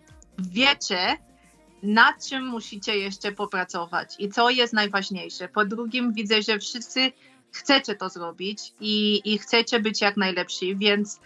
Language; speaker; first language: Polish; non-native, fluent; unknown